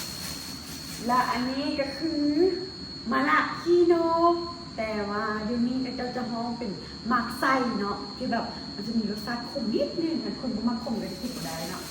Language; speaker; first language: Thai; non-native, local second language; Lao